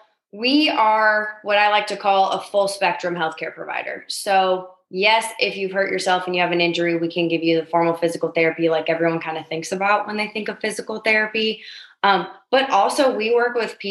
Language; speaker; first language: English; native; English